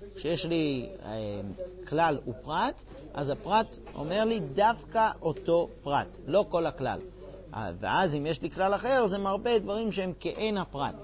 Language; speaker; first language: Hebrew; non-native, fluent; English